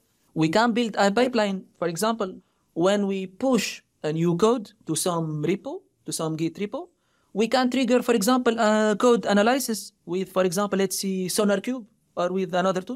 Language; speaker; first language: English; non-native, fluent; Arabic